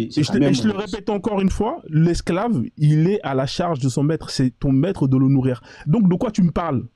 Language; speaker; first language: French; native; French